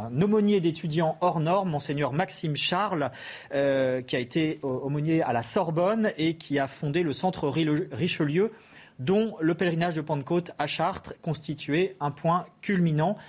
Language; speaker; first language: French; native; French